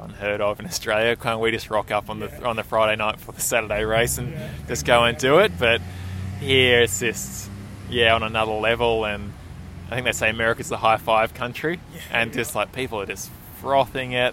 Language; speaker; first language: English; native; English